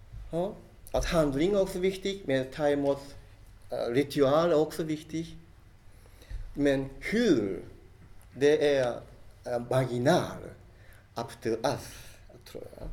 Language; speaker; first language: Swedish; non-native, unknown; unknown